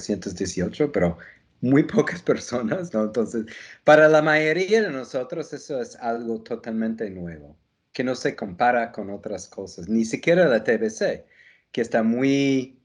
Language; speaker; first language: Spanish; non-native, fluent; English